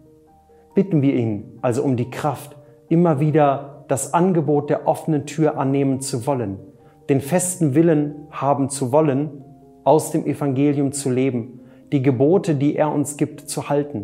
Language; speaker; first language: German; native; German